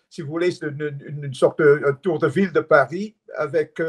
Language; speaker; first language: French; non-native, fluent; Dutch